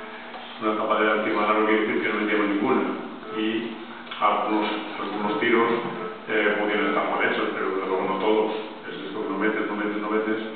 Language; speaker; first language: Spanish; native; Spanish